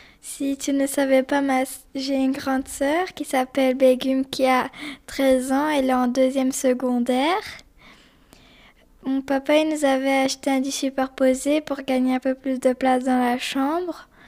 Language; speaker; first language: French; early bilingual, other home language; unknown